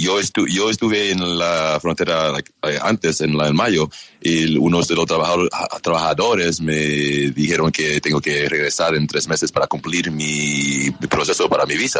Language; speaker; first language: Spanish; non-native, learner; English